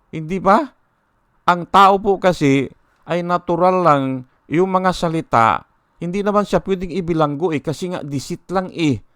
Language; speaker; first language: Filipino; native; Filipino